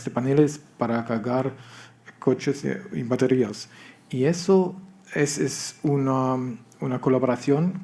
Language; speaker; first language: Spanish; non-native, learner; German